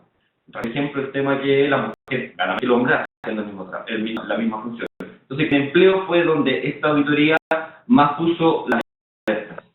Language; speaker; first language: Spanish; native; Spanish